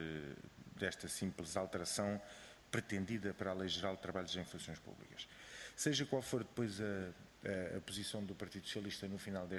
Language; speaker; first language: Portuguese; native; Portuguese